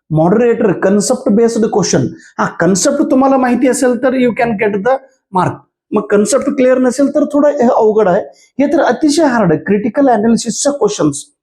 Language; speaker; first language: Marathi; non-native, local second language; Kannada